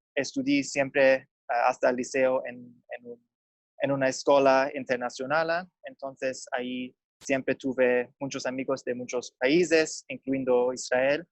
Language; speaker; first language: Spanish; non-native, fluent; Turkish